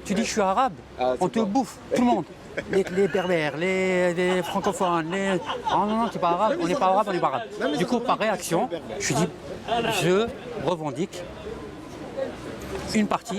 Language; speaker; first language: French; native; French